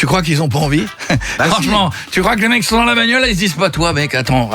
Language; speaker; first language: French; native; French